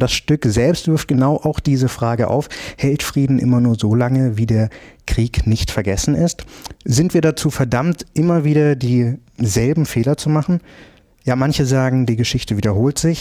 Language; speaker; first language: German; native; German